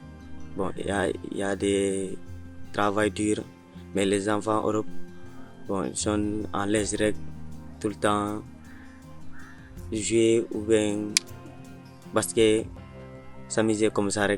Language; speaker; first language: French; non-native, learner; Mandingo